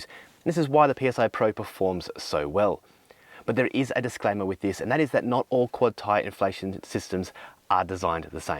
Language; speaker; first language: English; native; English